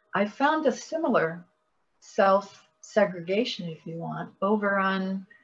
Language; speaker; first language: English; native; English